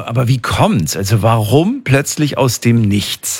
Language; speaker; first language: German; native; German